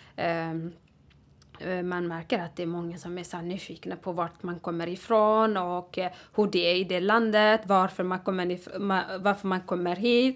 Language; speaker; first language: Swedish; non-native, fluent; Tigrinya